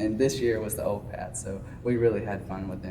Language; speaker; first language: English; native; English